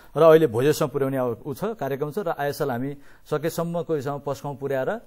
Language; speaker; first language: Nepali; native; Nepali